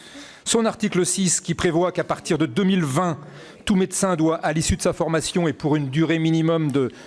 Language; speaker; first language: French; native; French